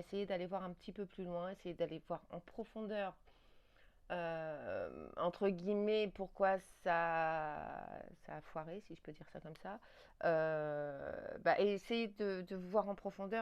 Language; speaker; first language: French; native; French